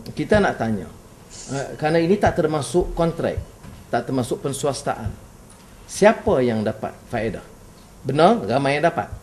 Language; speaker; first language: Malay; native; Malay